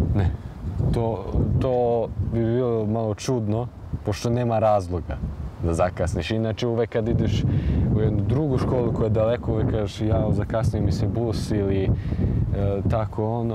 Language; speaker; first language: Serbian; early bilingual, heritage; German